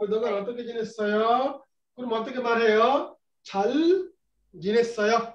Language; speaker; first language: Korean; non-native, learner; Bangla